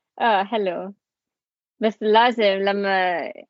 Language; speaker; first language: Arabic; non-native, learner; English